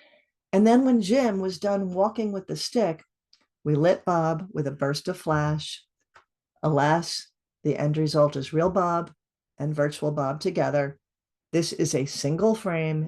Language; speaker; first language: English; native; English